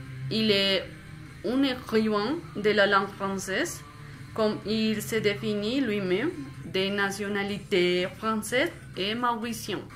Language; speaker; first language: French; non-native, fluent; Spanish